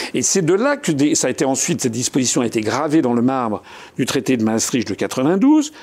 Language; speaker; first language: French; native; French